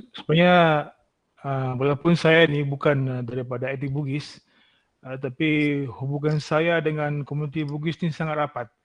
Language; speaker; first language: Malay; native; Malay